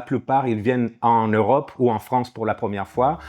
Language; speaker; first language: French; non-native, fluent; Portuguese